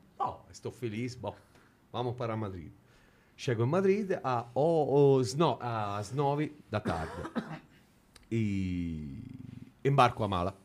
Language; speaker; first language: Portuguese; non-native, fluent; Italian